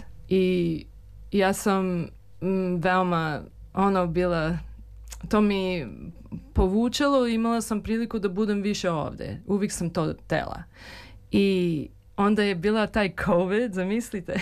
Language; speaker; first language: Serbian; early bilingual, heritage; Serbian